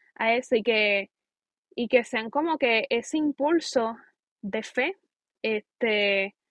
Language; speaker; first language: Spanish; native; Spanish